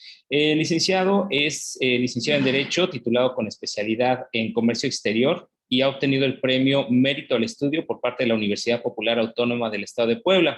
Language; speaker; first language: Spanish; native; Spanish